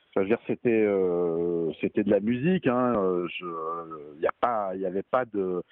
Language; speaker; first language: French; native; French